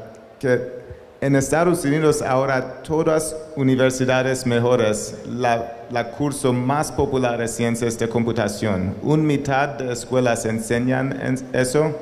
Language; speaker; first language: Spanish; non-native, learner; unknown